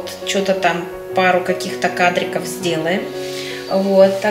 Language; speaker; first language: Russian; native; Russian